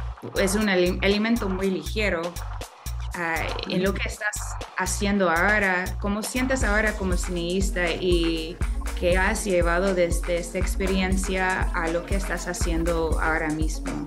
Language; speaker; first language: Spanish; non-native, fluent; English